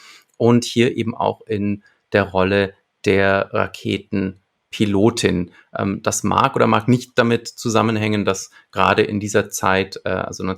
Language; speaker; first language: German; native; German